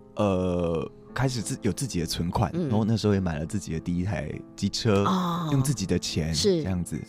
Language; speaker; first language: Chinese; non-native, local second language; Min Nan Chinese